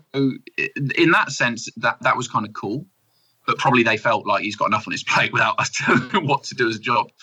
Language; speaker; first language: English; native; English